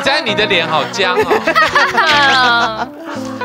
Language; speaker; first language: Chinese; native; Chinese